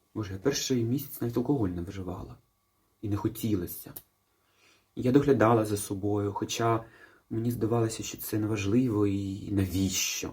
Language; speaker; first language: Ukrainian; non-native, local second language; Russian